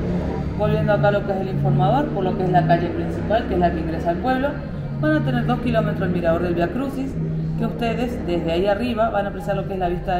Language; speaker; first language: Spanish; native; Spanish